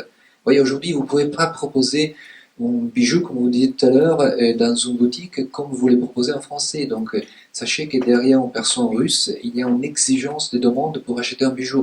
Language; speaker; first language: French; native; French